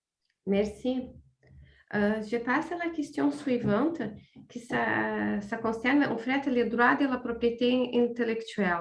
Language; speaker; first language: French; non-native, fluent; Portuguese